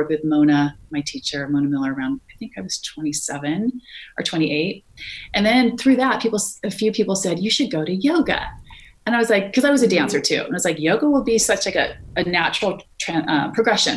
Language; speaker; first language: English; native; English